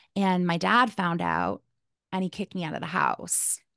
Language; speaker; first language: English; native; English